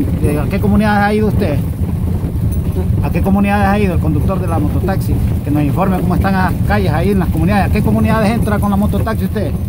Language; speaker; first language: Spanish; native; Spanish